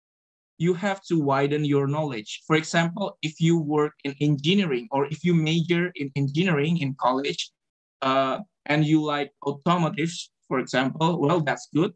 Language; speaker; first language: English; non-native, fluent; Indonesian